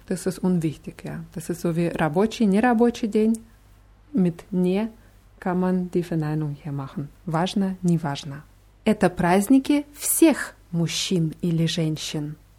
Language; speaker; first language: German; non-native, fluent; Russian